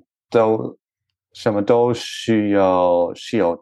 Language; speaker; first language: Chinese; non-native, learner; French